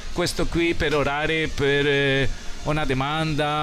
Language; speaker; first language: Italian; non-native, learner; Spanish